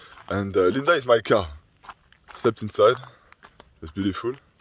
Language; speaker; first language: English; non-native, fluent; French